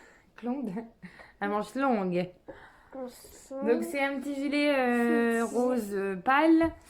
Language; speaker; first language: French; native; French